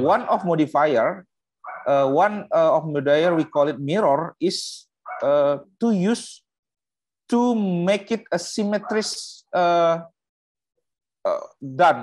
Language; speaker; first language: English; non-native, learner; Indonesian